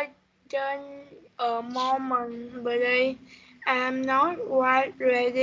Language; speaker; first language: English; non-native, learner; Vietnamese